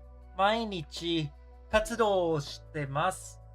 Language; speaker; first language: Japanese; non-native, learner; English